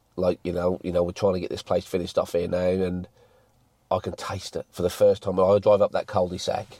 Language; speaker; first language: English; native; English